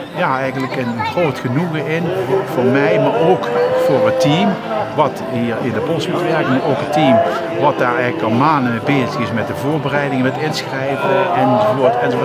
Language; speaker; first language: Dutch; native; Dutch